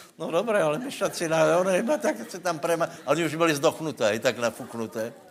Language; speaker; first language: Czech; non-native, local second language; Slovak